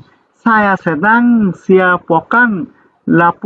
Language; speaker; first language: Indonesian; non-native, fluent; Bangla